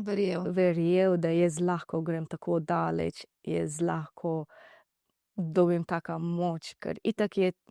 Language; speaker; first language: Slovenian; non-native, learner; Divehi